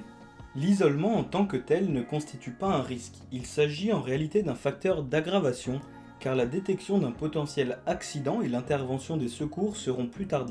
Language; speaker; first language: French; native; French